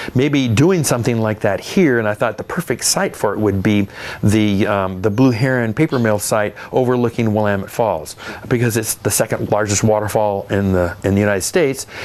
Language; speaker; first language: English; native; English